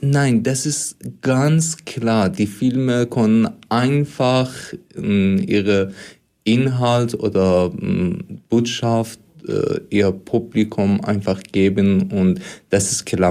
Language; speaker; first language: German; non-native, fluent; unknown